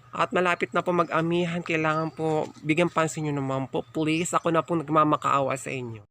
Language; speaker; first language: Filipino; non-native, local second language; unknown